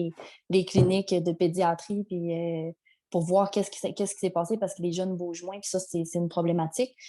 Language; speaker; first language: French; native; French